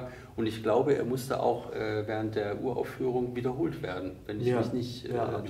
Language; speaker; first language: German; native; German